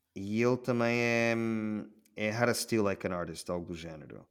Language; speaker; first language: Portuguese; early bilingual, heritage; Portuguese